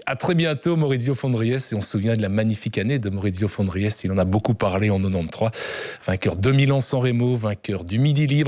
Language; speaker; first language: French; native; French